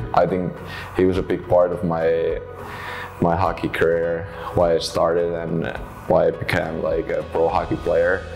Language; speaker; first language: English; non-native, fluent; Finnish